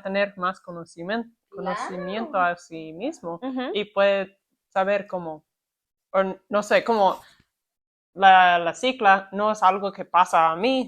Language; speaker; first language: Spanish; non-native, learner; English